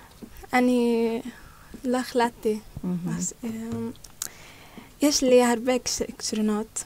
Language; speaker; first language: Hebrew; non-native, local second language; Arabic